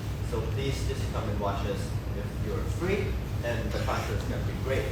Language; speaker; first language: English; non-native, fluent; Thai